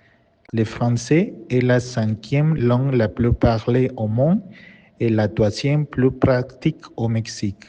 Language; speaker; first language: French; non-native, learner; Spanish